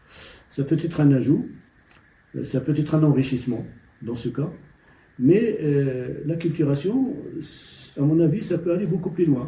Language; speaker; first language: French; non-native, local second language; Tachelhit